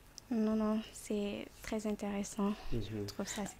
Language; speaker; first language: French; non-native, fluent; Arabic